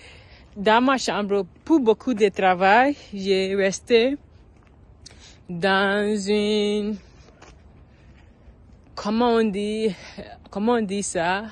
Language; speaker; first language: French; non-native, learner; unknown